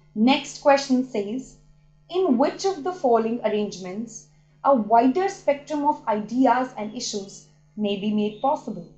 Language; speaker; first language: English; non-native, local second language; Hindi